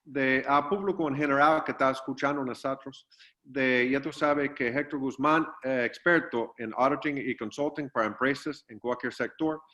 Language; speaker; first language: Spanish; non-native, fluent; English